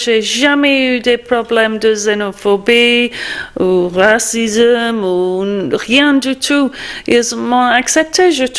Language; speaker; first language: French; non-native, fluent; English